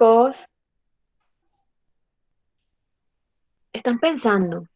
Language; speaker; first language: Spanish; native; Spanish